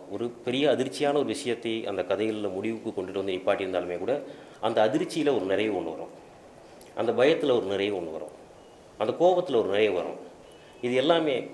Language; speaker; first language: Tamil; native; Tamil